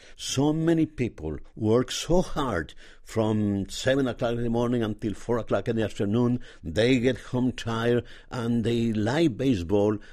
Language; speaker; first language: English; non-native, fluent; Spanish